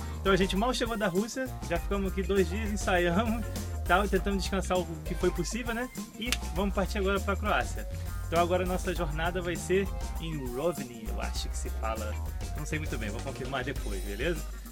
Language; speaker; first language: Portuguese; native; Portuguese